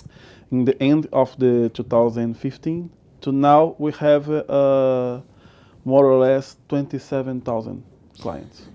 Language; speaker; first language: English; non-native, learner; Portuguese